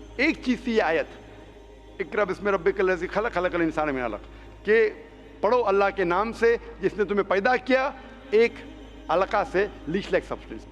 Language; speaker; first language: Hindi; non-native, local second language; Konkani